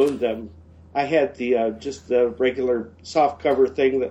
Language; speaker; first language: English; native; English